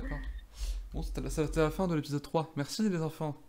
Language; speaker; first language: French; native; French